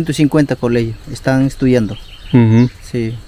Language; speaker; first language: Spanish; non-native, local second language; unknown